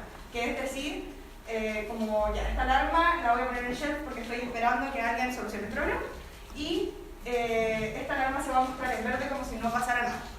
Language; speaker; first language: Spanish; native; Spanish